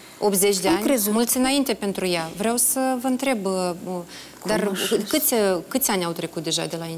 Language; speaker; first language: Romanian; native; Romanian